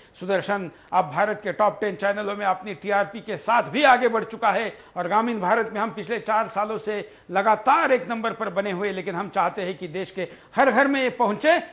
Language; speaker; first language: Hindi; non-native, local second language; Marathi